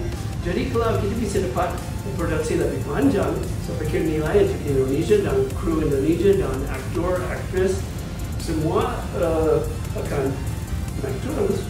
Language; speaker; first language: Indonesian; non-native, fluent; English